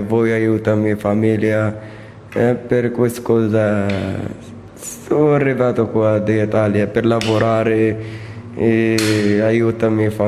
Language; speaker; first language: Italian; non-native, learner; Arabic